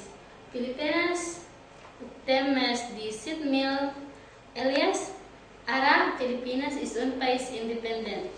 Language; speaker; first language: Catalan; non-native, learner; Cebuano